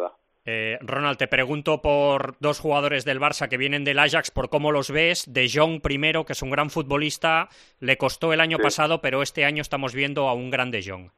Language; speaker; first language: Spanish; native; Spanish